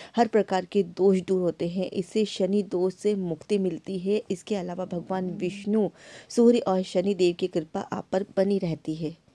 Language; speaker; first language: Hindi; native; Hindi